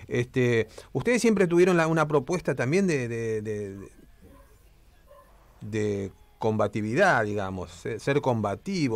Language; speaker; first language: Spanish; native; Spanish